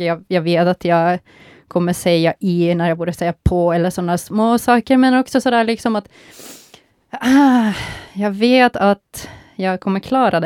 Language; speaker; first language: Swedish; non-native, local second language; Finnish